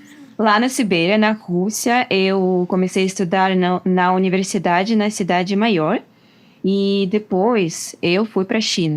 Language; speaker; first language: Portuguese; non-native, learner; Russian